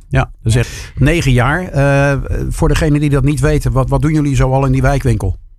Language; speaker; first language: Dutch; native; Dutch